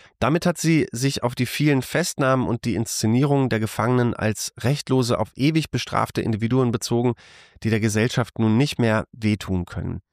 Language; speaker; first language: German; native; German